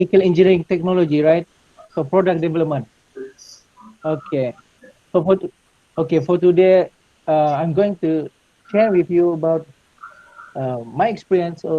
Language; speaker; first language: English; non-native, local second language; Malay